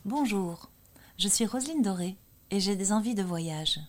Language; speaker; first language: French; native; French